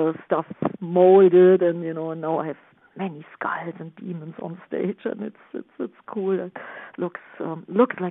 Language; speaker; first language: English; non-native, fluent; German